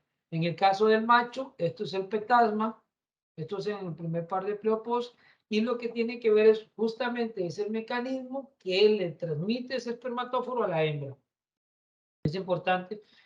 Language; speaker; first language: Spanish; native; Spanish